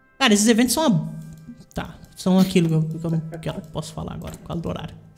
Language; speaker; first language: Portuguese; native; Portuguese